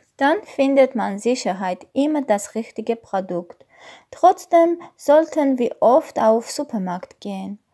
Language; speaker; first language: German; non-native, learner; Armenian